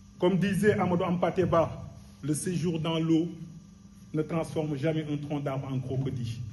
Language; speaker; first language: French; non-native, local second language; Wolof